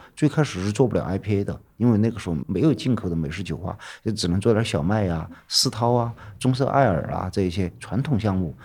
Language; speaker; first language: Chinese; native; Chinese